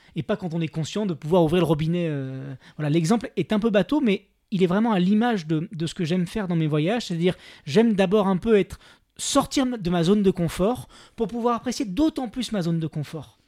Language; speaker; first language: French; native; French